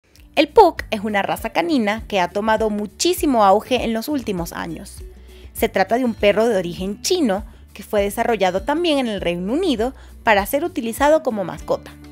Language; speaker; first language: Spanish; native; Spanish